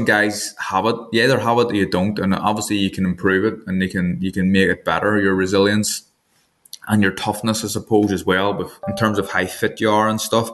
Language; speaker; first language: English; native; English